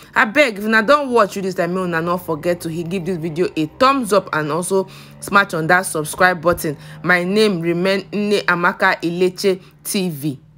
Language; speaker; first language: Nigerian Pidgin; native; Nigerian Pidgin